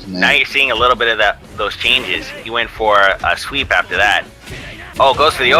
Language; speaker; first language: English; native; English